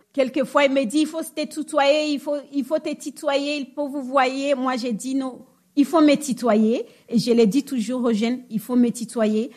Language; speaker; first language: French; non-native, local second language; Swahili